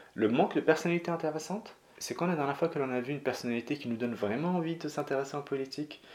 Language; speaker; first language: French; non-native, local second language; Arabic